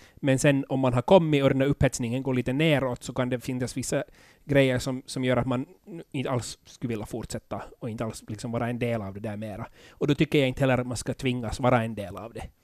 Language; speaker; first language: Swedish; native; Swedish